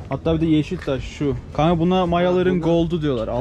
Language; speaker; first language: Turkish; native; Turkish